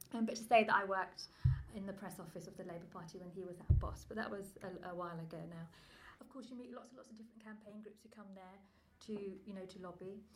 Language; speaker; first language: English; native; English